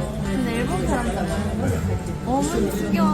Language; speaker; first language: Korean; non-native, learner; Japanese